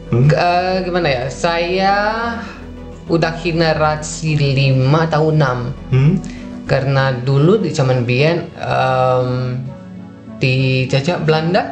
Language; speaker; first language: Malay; non-native, fluent; Dutch